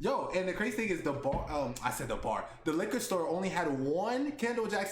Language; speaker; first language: English; native; English